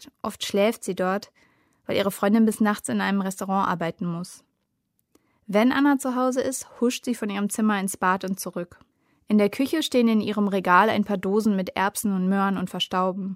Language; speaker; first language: German; native; German